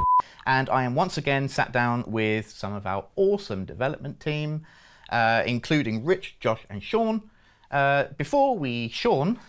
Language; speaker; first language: English; native; English